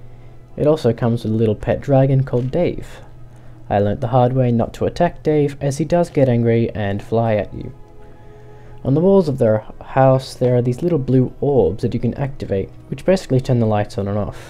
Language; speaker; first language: English; native; English